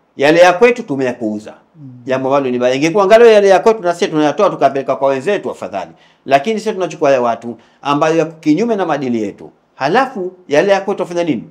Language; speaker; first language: Swahili; native; Swahili